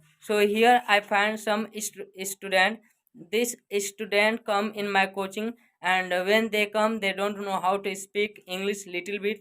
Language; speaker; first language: English; non-native, learner; Hindi